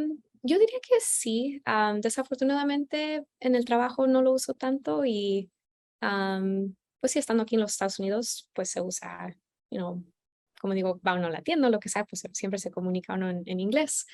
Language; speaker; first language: Spanish; early bilingual, heritage; Spanish